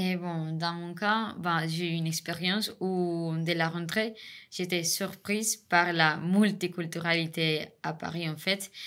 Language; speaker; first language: French; non-native, fluent; Spanish